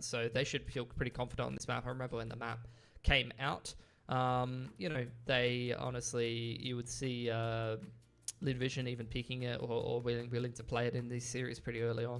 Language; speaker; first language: English; native; English